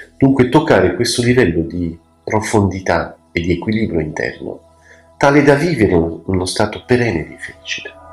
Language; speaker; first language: Italian; non-native, fluent; French